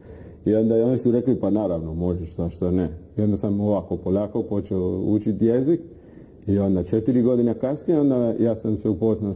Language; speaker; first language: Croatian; non-native, fluent; Spanish